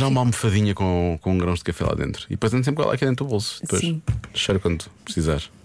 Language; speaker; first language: Portuguese; native; Portuguese